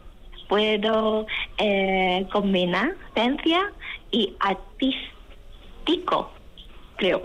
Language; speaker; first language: Spanish; non-native, learner; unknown